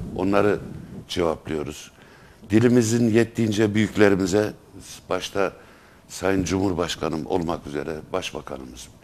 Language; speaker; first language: Turkish; native; Turkish